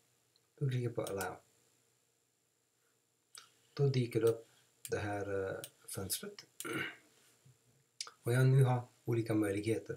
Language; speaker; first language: Swedish; non-native, fluent; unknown